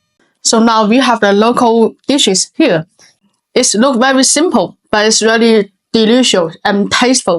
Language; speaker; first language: English; non-native, learner; Chinese